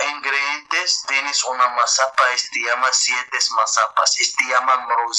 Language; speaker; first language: Spanish; non-native, learner; Arabic